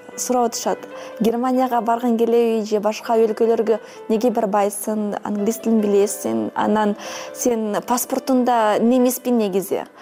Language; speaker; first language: Kyrgyz; non-native, fluent; Russian